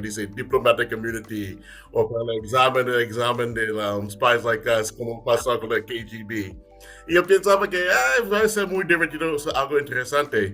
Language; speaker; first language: Spanish; non-native, fluent; English